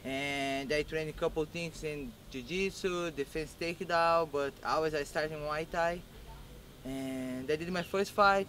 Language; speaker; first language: English; non-native, learner; Portuguese